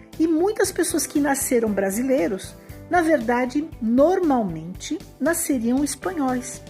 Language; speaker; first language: Portuguese; native; Portuguese